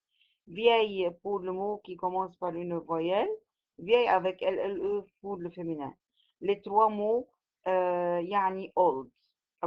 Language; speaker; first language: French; non-native, fluent; Arabic